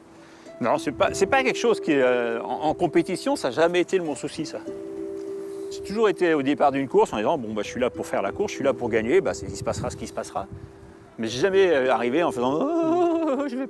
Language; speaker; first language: French; native; French